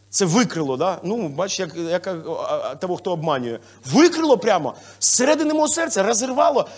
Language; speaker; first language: Ukrainian; non-native, local second language; Russian